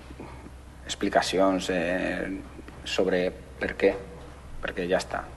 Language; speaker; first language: Catalan; non-native, local second language; Spanish